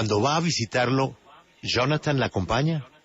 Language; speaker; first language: Spanish; native; Spanish